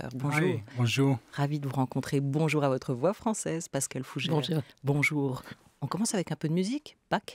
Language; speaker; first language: French; native; French